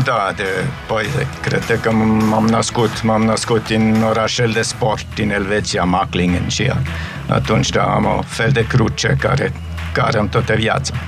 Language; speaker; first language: Romanian; non-native, fluent; German